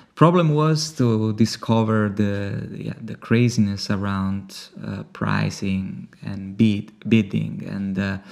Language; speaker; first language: English; non-native, fluent; Italian